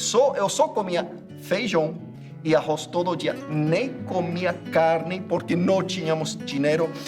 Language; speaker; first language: Portuguese; non-native, fluent; English